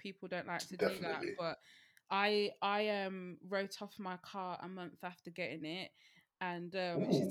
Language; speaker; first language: English; native; English